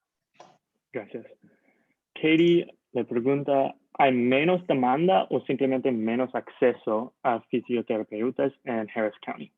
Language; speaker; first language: Spanish; non-native, learner; English